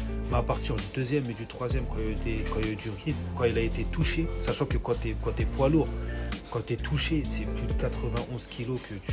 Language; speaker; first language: French; native; French